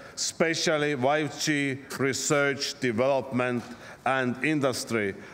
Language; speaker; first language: English; non-native, fluent; Estonian